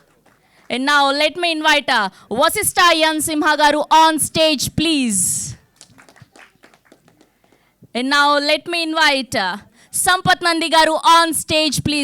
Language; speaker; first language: Telugu; native; Telugu